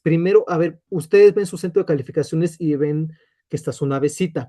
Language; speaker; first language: Spanish; native; Spanish